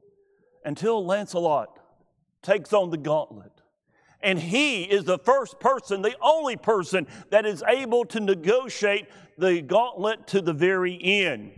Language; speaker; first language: English; native; English